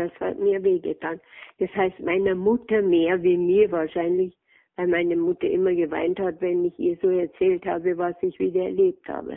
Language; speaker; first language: German; native; German